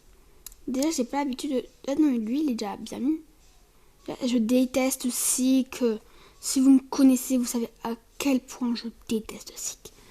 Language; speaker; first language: French; native; French